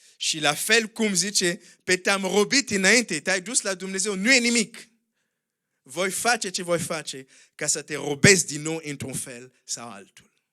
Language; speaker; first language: Romanian; non-native, fluent; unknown